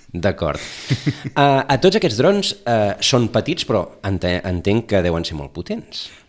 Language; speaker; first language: Catalan; native; Catalan